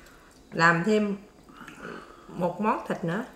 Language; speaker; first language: Vietnamese; native; Vietnamese